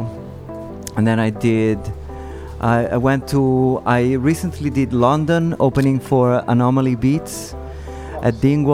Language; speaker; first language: English; non-native, fluent; Italian